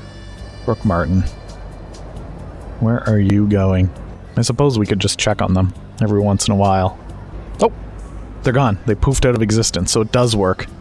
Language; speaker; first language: English; native; English